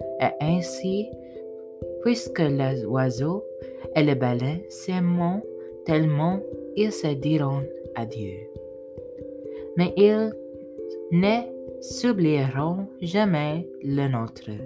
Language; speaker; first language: French; non-native, learner; English